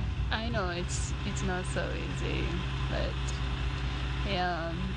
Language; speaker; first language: English; non-native, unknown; Japanese